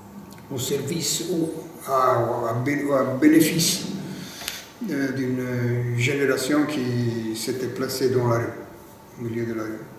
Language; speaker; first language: French; non-native, fluent; Italian